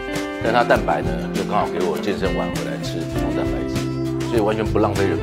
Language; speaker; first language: Chinese; native; Chinese